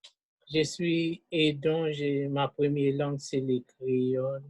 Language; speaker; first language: French; non-native, local second language; Haitian Creole